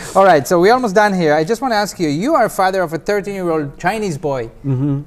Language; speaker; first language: English; non-native, fluent; Hebrew